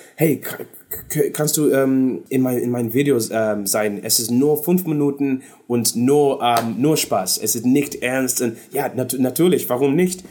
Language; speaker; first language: German; non-native, learner; English